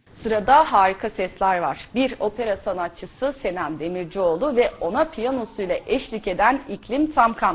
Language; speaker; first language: Turkish; native; Turkish